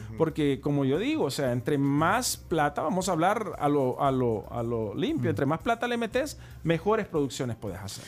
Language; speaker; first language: Spanish; native; Spanish